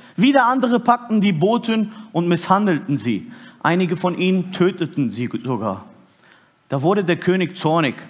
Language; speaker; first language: German; early bilingual, other home language; Turkish